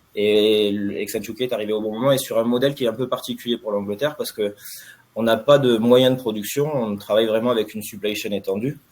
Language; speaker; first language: French; native; French